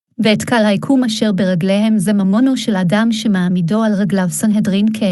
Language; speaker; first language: Hebrew; non-native, fluent; English